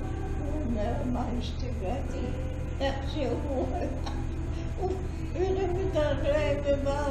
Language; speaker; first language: Hebrew; non-native, fluent; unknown